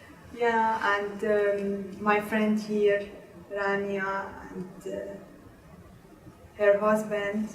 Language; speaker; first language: English; non-native, learner; Arabic